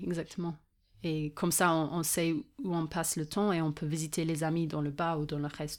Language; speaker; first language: French; non-native, fluent; English